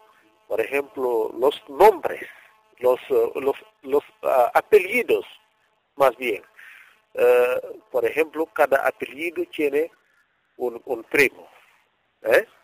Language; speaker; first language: Spanish; non-native, fluent; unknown